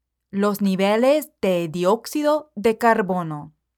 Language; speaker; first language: Spanish; non-native, fluent; English